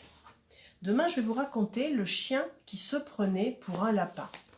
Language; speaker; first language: French; native; French